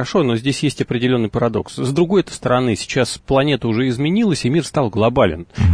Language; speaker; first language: Russian; native; Russian